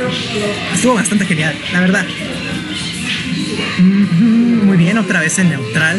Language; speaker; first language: Spanish; native; Spanish